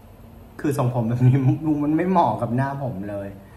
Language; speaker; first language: Thai; non-native, fluent; Vietnamese